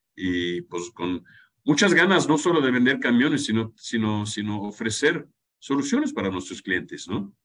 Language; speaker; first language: Spanish; non-native, fluent; German